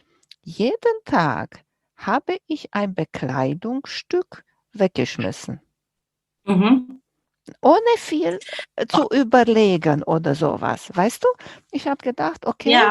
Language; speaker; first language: German; non-native, fluent; Romanian